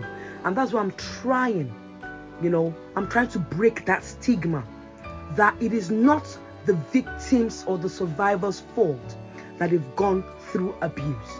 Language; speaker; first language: English; non-native, local second language; Yoruba